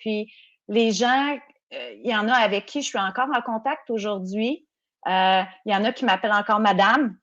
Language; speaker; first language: French; native; French